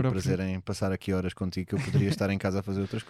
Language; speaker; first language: Portuguese; native; Portuguese